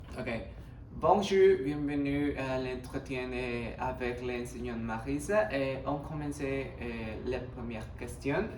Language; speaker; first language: French; non-native, learner; Spanish